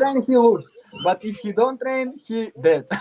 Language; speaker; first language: English; non-native, learner; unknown